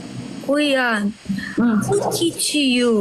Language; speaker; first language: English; non-native, learner; Chinese